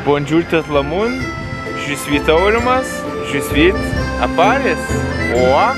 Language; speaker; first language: French; non-native, learner; Lithuanian